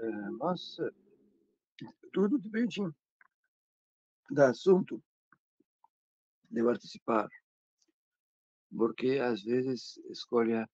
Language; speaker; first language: Portuguese; non-native, learner; Arabic